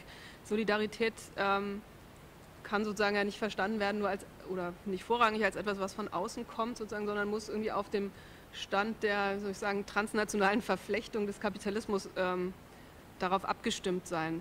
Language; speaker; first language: German; native; German